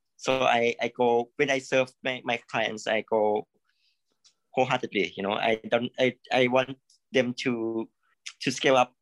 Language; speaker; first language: English; non-native, learner; Thai